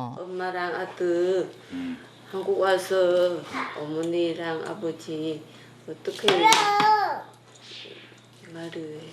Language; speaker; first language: Korean; non-native, learner; Vietnamese